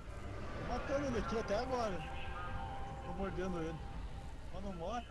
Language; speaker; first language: Portuguese; native; Portuguese